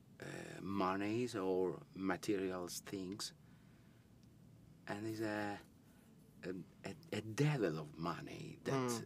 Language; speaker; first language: English; non-native, learner; Italian